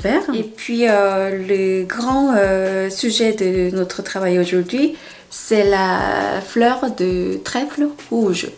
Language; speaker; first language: French; non-native, fluent; Korean